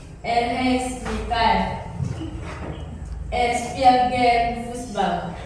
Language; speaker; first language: German; non-native, learner; Indonesian